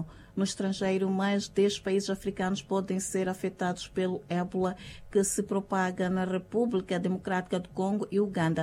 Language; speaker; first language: Portuguese; native; Portuguese